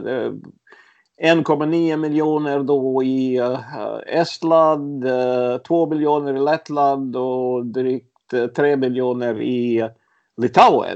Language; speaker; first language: Swedish; early bilingual, other home language; Latvian